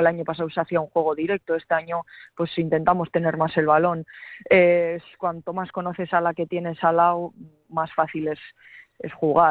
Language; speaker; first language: Spanish; native; Spanish